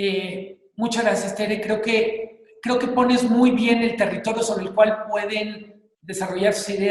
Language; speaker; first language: Spanish; native; Spanish